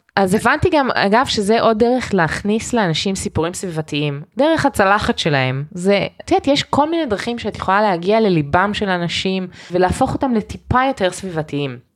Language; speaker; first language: Hebrew; early bilingual, heritage; Hebrew